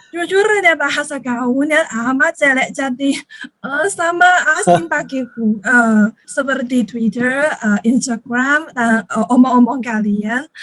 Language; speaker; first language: Indonesian; non-native, learner; Cantonese